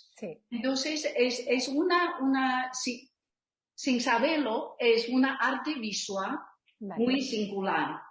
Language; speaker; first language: Spanish; non-native, learner; Chinese